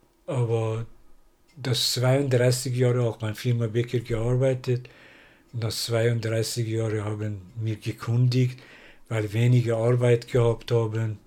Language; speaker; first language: German; non-native, learner; Persian